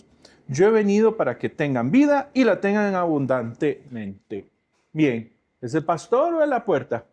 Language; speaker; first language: Spanish; native; Spanish